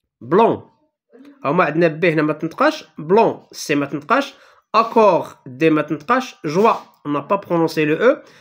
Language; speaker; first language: French; non-native, local second language; Arabic